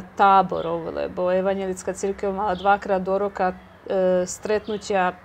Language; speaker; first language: Slovak; early bilingual, heritage; Croatian